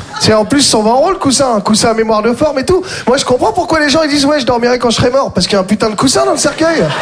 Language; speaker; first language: French; native; French